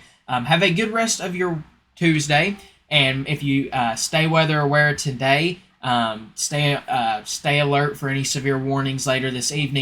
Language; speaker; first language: English; native; English